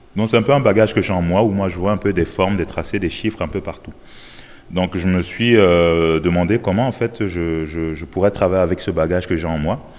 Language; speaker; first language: French; non-native, local second language; Basaa